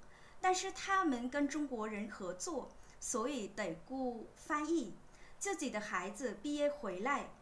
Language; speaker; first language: Chinese; non-native, fluent; Vietnamese